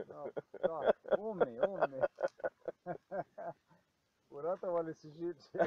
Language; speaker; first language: Polish; non-native, learner; Croatian